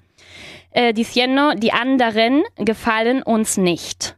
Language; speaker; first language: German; non-native, fluent; Spanish